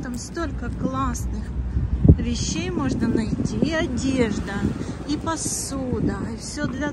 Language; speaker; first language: Russian; native; Russian